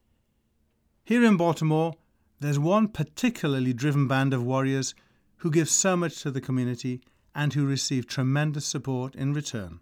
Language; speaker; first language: English; native; English